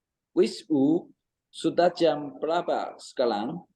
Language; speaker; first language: Indonesian; non-native, learner; Chinese